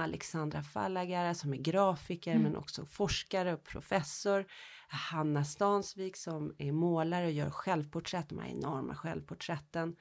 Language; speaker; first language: Swedish; early bilingual, heritage; Swedish